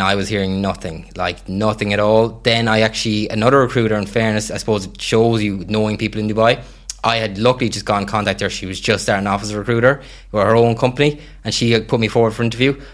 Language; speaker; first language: English; native; English